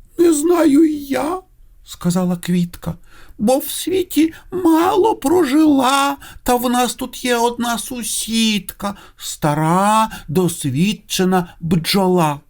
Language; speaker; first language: Ukrainian; non-native, local second language; Russian